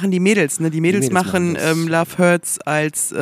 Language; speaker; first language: German; native; German